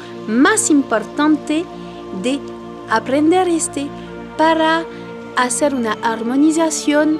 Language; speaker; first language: Spanish; non-native, learner; French